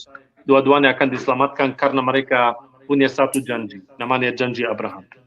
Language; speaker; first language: Indonesian; non-native, fluent; Arabic